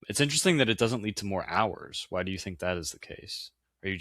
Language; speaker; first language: English; native; English